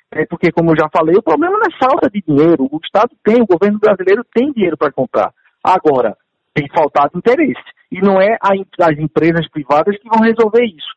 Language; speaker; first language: Portuguese; native; Portuguese